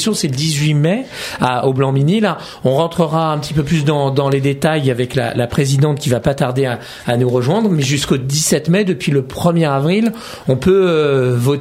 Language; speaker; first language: French; native; French